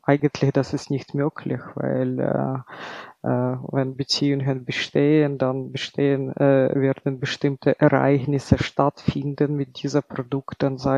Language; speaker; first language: German; non-native, fluent; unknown